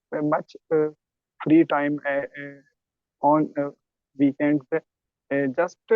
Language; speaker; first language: English; non-native, learner; Urdu